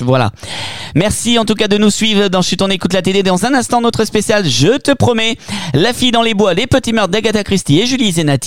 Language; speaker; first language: French; native; French